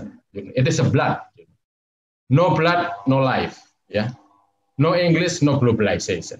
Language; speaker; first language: English; non-native, fluent; Javanese